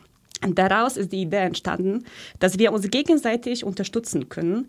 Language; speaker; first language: German; early bilingual, other home language; Polish